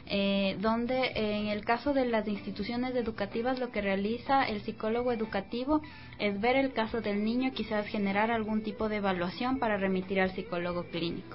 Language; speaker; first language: Spanish; native; Spanish